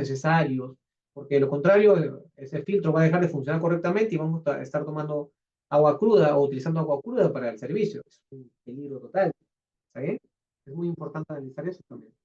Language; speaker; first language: Spanish; native; Spanish